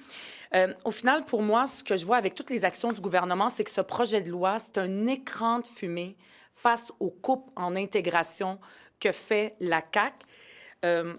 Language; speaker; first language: French; early bilingual, other home language; Arabic